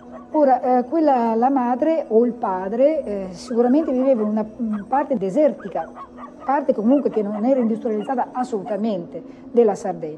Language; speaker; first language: Italian; native; Italian